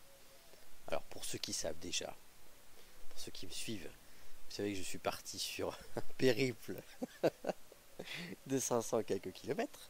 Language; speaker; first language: French; native; French